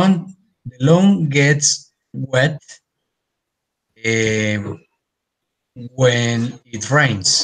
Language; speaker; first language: English; non-native, learner; Spanish